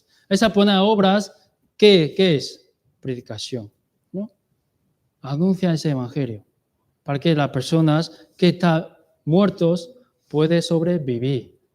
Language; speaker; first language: Spanish; non-native, learner; Chinese